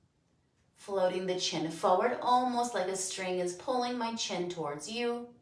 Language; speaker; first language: English; native; English